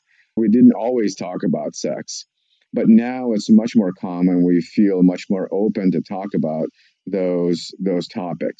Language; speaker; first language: English; non-native, fluent; Russian